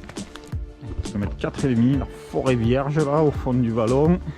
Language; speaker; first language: French; native; French